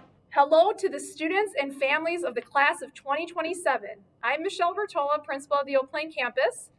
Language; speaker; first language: English; native; English